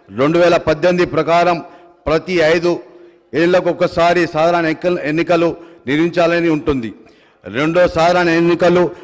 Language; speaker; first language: Telugu; non-native, local second language; Urdu